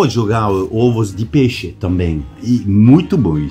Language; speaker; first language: Portuguese; non-native, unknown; French